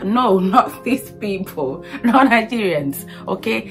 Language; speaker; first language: English; non-native, local second language; Akan